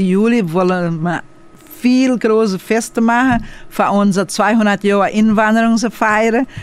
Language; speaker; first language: German; early bilingual, other home language; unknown